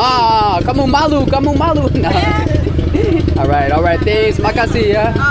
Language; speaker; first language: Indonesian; non-native, learner; English